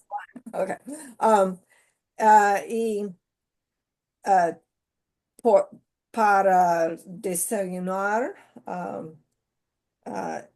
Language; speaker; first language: Spanish; non-native, learner; English